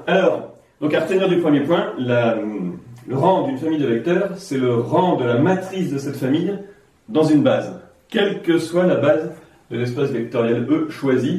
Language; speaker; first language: French; native; French